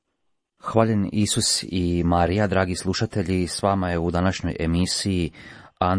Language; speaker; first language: Croatian; native; Croatian